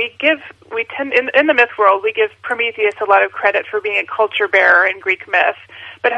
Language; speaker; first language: English; native; English